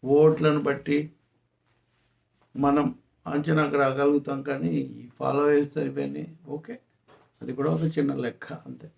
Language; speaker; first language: Telugu; native; Telugu